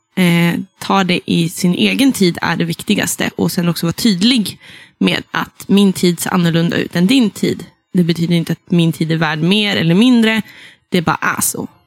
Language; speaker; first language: Swedish; native; Swedish